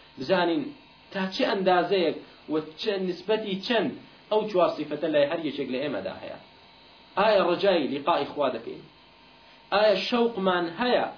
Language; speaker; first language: Central Kurdish; non-native, local second language; Kurdish